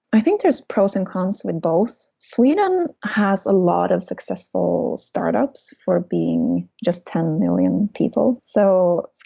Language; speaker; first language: English; non-native, fluent; Swedish